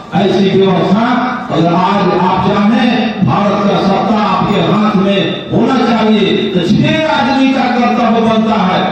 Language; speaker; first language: Hindi; native; Hindi